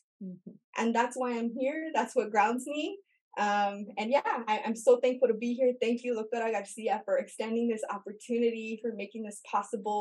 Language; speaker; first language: English; native; English